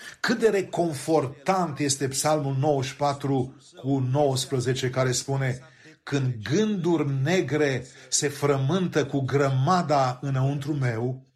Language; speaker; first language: Romanian; native; Romanian